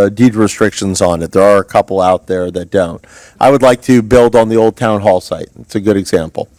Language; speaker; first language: English; native; English